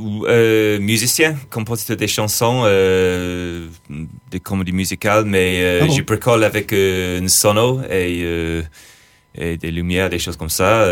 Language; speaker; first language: French; non-native, fluent; English